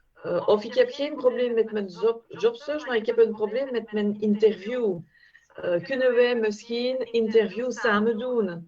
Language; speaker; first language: Dutch; non-native, fluent; French